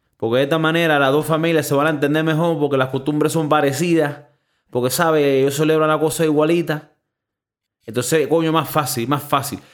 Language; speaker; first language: Spanish; native; Spanish